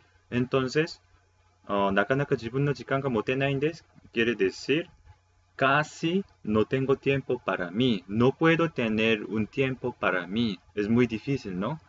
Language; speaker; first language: Spanish; non-native, fluent; Korean